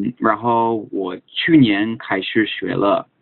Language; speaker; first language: Chinese; non-native, learner; English